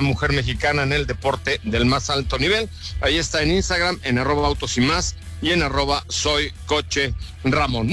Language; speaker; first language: Spanish; native; Spanish